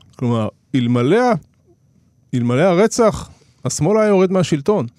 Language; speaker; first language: Hebrew; native; Hebrew